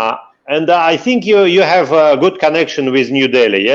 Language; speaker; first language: English; non-native, fluent; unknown